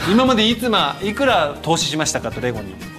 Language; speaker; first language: Japanese; native; Japanese